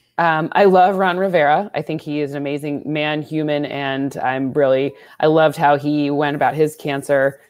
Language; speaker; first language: English; native; English